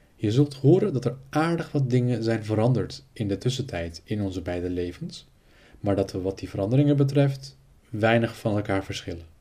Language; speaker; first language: Dutch; native; Dutch